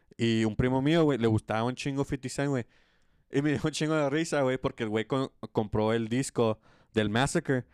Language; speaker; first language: Spanish; early bilingual, heritage; Spanish